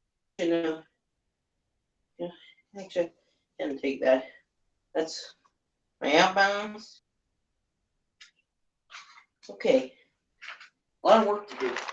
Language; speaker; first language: English; native; English